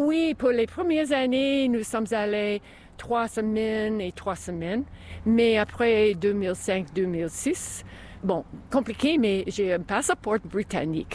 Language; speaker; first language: French; non-native, local second language; English